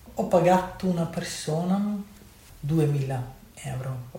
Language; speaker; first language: Italian; non-native, learner; Urdu